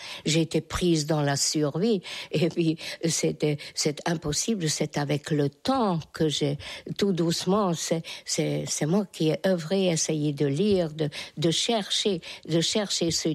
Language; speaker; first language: French; non-native, fluent; Hungarian